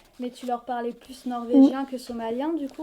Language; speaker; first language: French; native; French